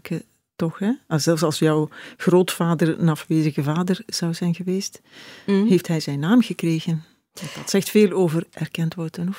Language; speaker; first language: Dutch; native; Dutch